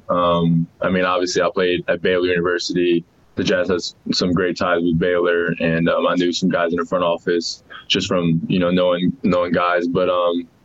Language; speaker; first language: English; native; English